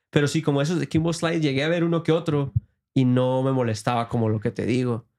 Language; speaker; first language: Spanish; early bilingual, heritage; Spanish